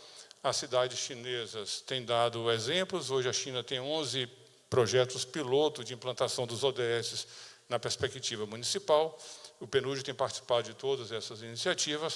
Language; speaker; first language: Portuguese; native; Portuguese